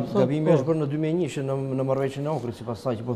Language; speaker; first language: Albanian; native; Albanian